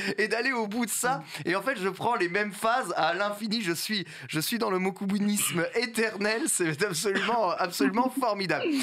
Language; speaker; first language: French; native; French